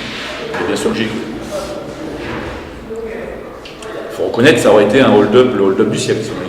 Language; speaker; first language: French; native; French